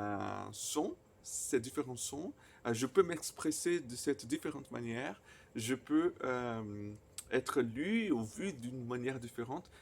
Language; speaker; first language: French; non-native, fluent; Portuguese